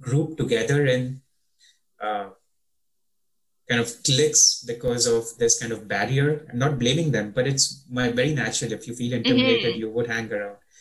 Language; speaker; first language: English; native; English